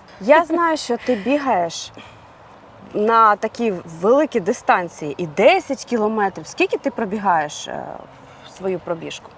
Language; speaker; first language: Ukrainian; native; Ukrainian